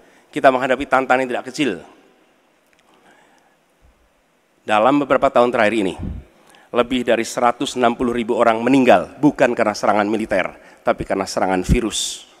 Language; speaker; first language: Indonesian; native; Indonesian